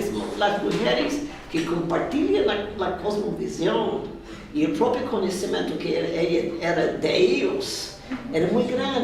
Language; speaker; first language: Spanish; non-native, fluent; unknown